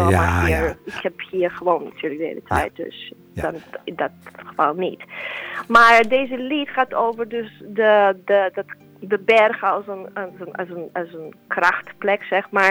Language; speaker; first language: Dutch; non-native, fluent; Serbian